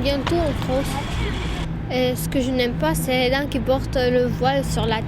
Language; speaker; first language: French; early bilingual, other home language; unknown